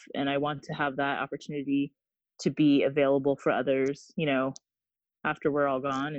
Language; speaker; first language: English; native; English